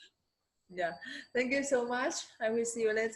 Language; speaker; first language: English; non-native, learner; Vietnamese